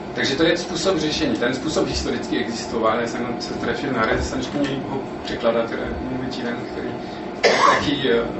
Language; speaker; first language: Czech; non-native, fluent; French